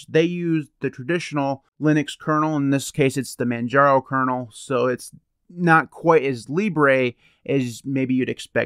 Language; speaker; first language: English; native; English